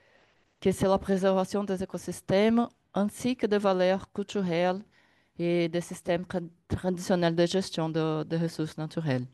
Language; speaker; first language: French; non-native, learner; Portuguese